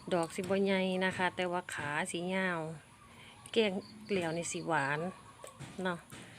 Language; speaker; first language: Thai; native; Thai